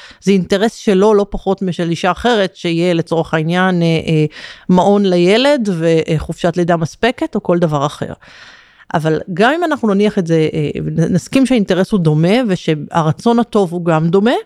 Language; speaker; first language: Hebrew; native; Hebrew